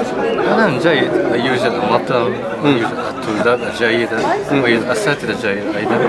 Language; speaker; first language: Arabic; non-native, learner; Japanese